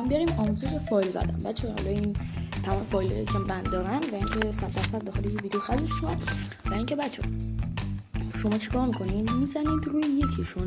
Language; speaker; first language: Persian; native; Persian